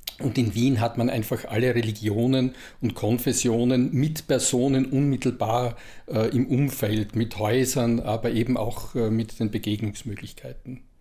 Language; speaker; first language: German; native; German